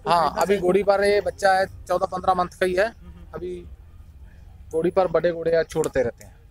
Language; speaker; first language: Hindi; native; Hindi